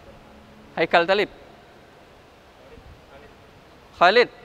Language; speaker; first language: Arabic; non-native, fluent; Indonesian